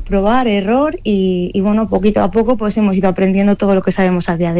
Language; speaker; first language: Spanish; native; Spanish